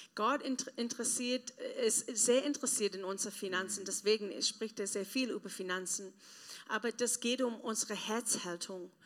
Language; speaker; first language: German; non-native, learner; English